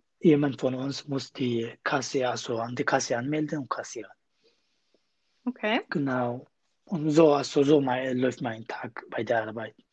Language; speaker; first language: German; non-native, learner; Kurdish